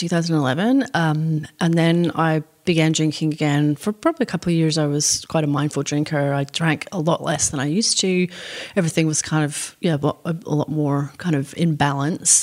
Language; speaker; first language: English; native; English